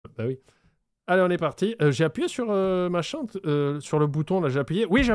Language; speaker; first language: French; native; French